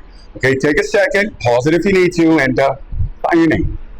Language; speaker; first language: English; native; English